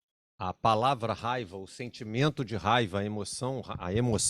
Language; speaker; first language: Portuguese; native; Portuguese